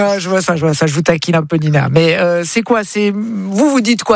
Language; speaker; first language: French; native; French